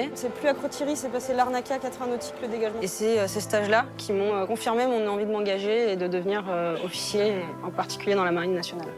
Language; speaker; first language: French; native; French